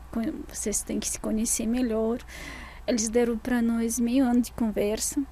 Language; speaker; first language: Portuguese; non-native, fluent; Russian